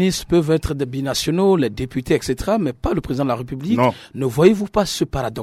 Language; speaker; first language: French; non-native, local second language; Sango